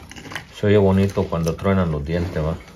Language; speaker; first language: Spanish; native; Spanish